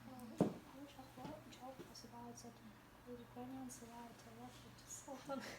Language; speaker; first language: English; non-native, learner; Ukrainian